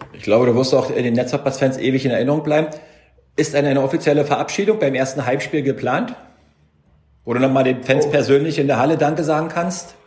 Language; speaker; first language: German; native; German